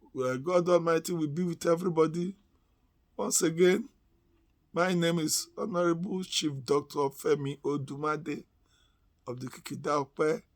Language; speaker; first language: English; non-native, local second language; Yoruba